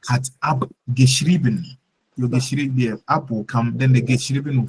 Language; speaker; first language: German; non-native, learner; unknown